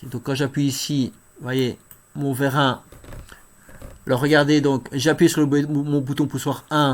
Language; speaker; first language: French; native; French